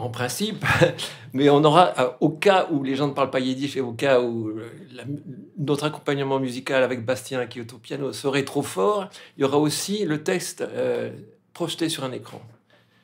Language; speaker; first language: French; native; French